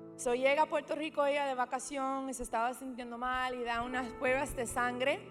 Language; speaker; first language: Spanish; early bilingual, heritage; Spanish